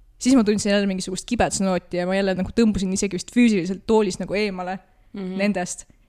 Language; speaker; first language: Estonian; non-native, local second language; Russian